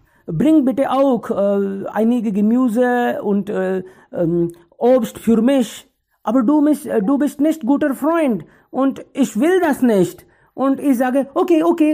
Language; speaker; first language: German; non-native, learner; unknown